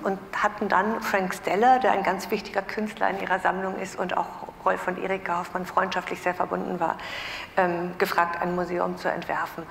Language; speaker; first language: German; native; German